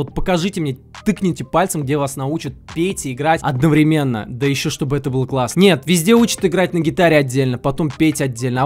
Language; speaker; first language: Russian; native; Russian